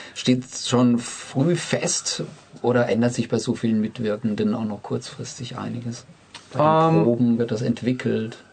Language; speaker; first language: German; native; German